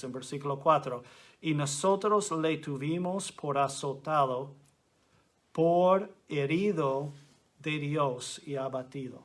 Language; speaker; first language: Spanish; non-native, fluent; English